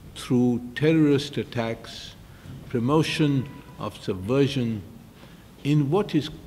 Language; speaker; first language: English; non-native, local second language; Urdu